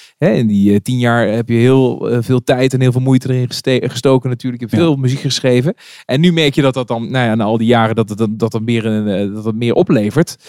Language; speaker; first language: Dutch; native; Dutch